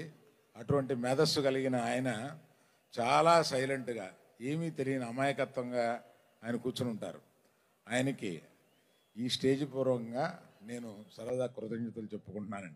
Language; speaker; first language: Telugu; native; Telugu